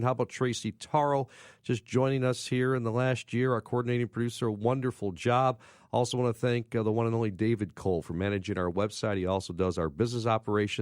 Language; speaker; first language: English; native; English